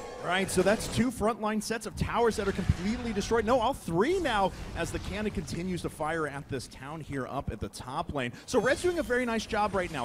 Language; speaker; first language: English; native; English